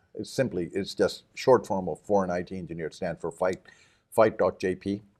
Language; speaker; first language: English; early bilingual, other home language; Japanese